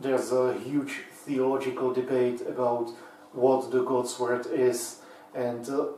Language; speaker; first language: English; non-native, fluent; Czech